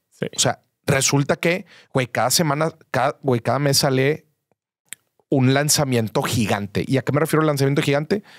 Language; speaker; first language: Spanish; native; Spanish